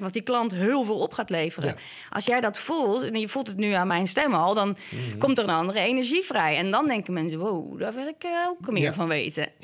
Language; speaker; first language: Dutch; native; Dutch